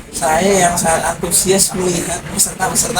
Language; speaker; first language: Indonesian; native; Indonesian